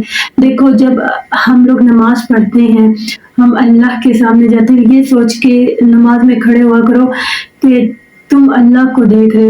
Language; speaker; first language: Urdu; native; Urdu